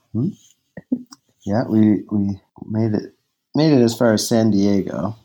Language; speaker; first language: English; native; English